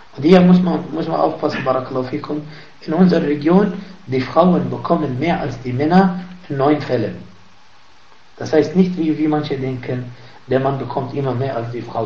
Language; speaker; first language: German; non-native, fluent; Arabic